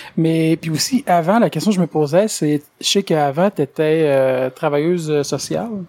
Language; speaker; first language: French; native; French